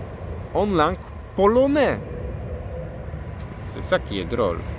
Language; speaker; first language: French; non-native, learner; Polish